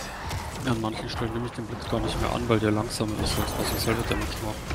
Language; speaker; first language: German; native; German